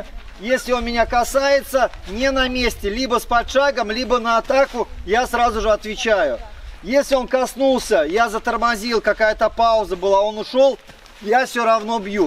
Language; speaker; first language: Russian; native; Russian